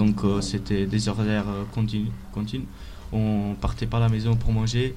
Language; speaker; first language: French; non-native, fluent; Italian